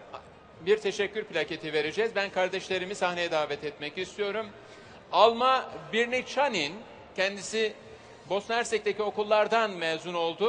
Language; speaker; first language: Turkish; native; Turkish